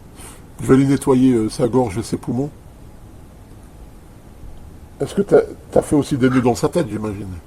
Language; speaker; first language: French; native; French